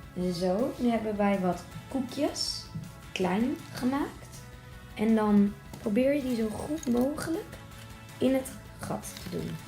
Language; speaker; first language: Dutch; native; Dutch